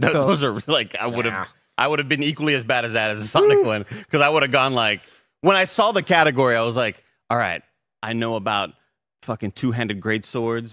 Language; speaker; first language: English; native; English